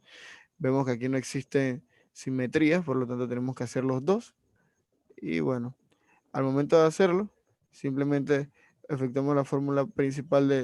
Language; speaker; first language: Spanish; native; Spanish